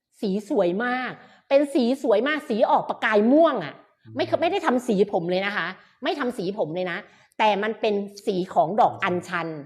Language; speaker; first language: Thai; native; Thai